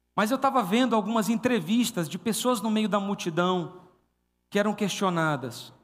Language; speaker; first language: Portuguese; native; Portuguese